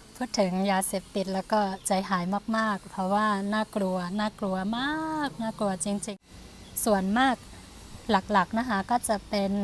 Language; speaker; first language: Thai; non-native, fluent; Burmese